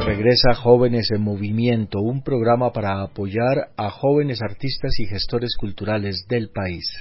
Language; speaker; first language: Spanish; native; Spanish